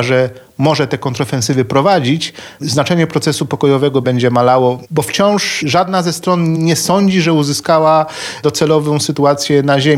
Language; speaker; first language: Polish; native; Polish